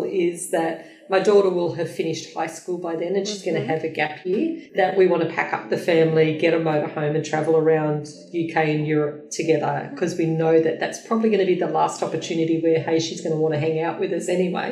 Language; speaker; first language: English; native; English